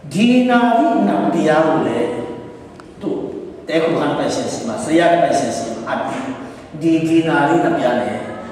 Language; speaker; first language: Burmese; non-native, local second language; Tedim Chin